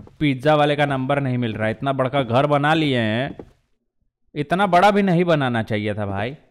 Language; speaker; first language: Hindi; native; Hindi